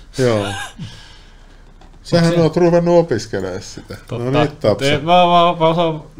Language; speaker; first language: Finnish; native; Finnish